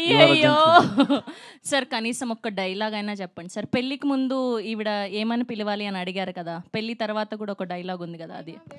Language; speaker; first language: Telugu; native; Telugu